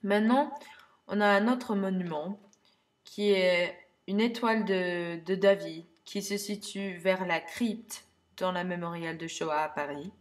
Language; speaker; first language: French; non-native, learner; English